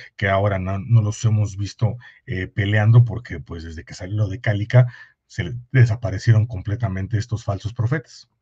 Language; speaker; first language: Spanish; native; Spanish